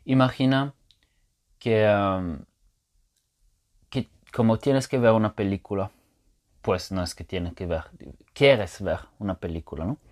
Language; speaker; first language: Spanish; non-native, fluent; Italian